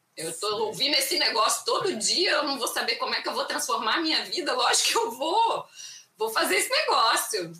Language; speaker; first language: Portuguese; native; Portuguese